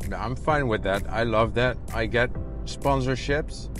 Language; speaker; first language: English; non-native, fluent; Dutch